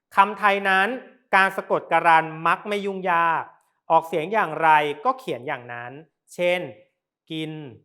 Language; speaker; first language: Thai; native; Thai